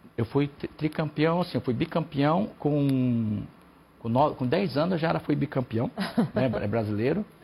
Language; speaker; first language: Portuguese; native; Portuguese